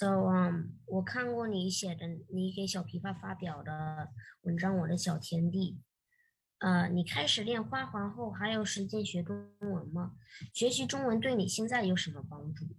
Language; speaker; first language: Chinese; early bilingual, heritage; Chinese